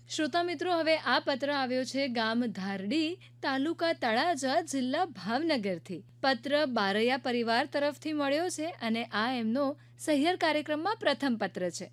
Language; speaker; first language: Gujarati; native; Gujarati